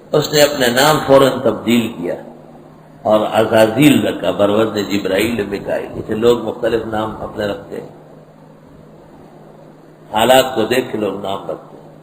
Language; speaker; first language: Urdu; non-native, local second language; Pashto